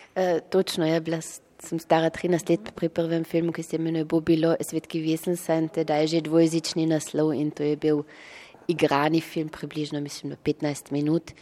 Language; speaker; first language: Slovenian; early bilingual, heritage; Slovenian